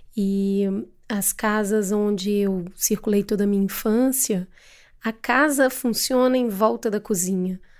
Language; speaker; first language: Portuguese; native; Portuguese